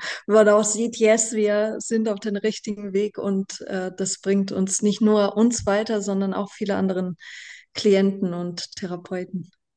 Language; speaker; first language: German; non-native, fluent; Portuguese